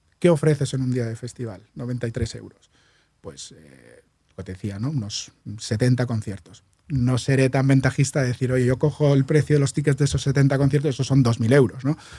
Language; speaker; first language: Spanish; native; Spanish